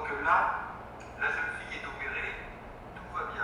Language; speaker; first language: French; native; French